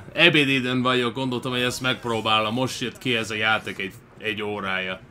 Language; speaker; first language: Hungarian; early bilingual, heritage; Hungarian